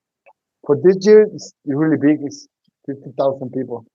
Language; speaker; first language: English; non-native, learner; Spanish